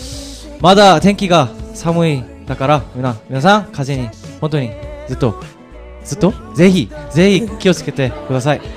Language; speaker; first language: Japanese; non-native, learner; Korean